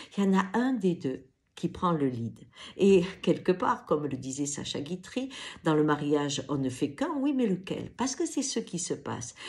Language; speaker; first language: French; native; French